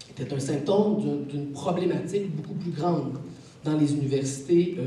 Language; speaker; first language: French; native; French